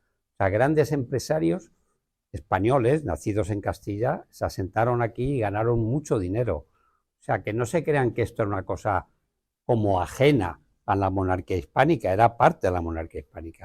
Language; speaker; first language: Spanish; native; Spanish